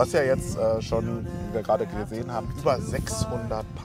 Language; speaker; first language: German; native; German